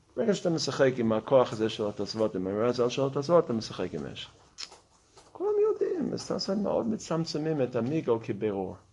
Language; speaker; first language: Hebrew; non-native, fluent; English